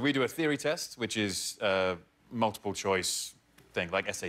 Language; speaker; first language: English; native; English